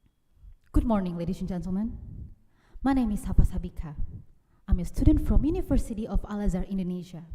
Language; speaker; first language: English; non-native, learner; Indonesian